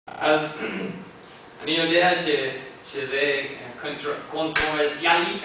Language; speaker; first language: Hebrew; non-native, learner; English